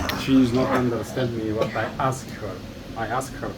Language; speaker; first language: English; non-native, learner; Bulgarian